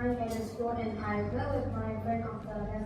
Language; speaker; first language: English; non-native, learner; Chinese